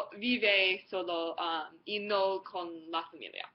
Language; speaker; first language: Spanish; non-native, learner; English